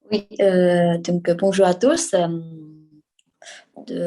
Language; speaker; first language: French; non-native, fluent; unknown